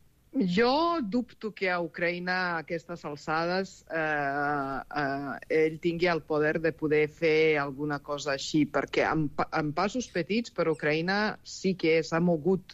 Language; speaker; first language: Catalan; non-native, fluent; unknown